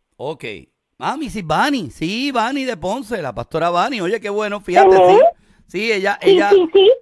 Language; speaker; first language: Spanish; native; Spanish